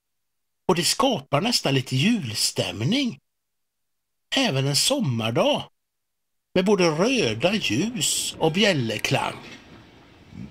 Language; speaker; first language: Swedish; native; Swedish